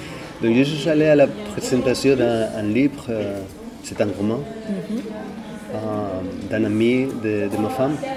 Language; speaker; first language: French; non-native, fluent; Catalan